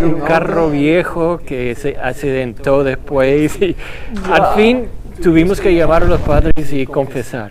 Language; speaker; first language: Spanish; non-native, fluent; English